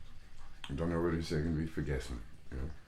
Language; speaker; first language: German; non-native, fluent; English